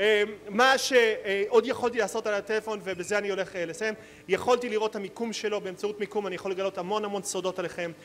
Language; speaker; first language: Hebrew; native; Hebrew